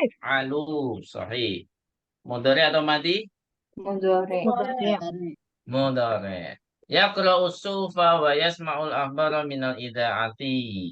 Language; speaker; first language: Arabic; non-native, learner; Indonesian